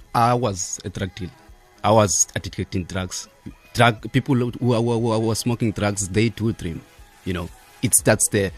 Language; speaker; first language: English; non-native, local second language; Xhosa